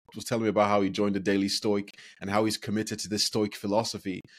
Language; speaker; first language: English; non-native, local second language; Yoruba